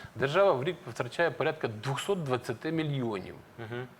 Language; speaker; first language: Ukrainian; native; Ukrainian